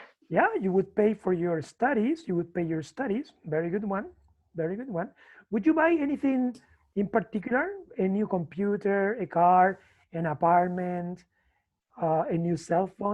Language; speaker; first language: English; non-native, fluent; Spanish